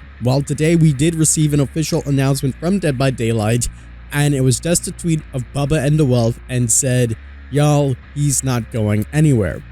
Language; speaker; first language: English; native; English